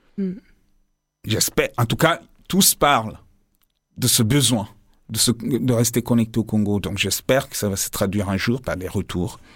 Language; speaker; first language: French; non-native, local second language; Lingala